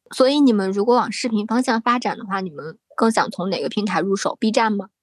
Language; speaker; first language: Chinese; native; Chinese